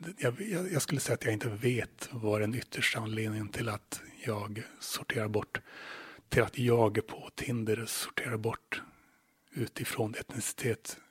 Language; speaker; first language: Swedish; native; Swedish